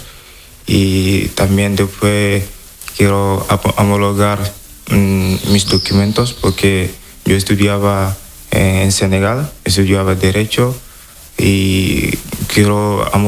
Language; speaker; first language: Spanish; non-native, learner; Wolof